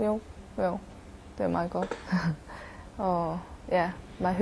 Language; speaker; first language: Danish; non-native, learner; Chinese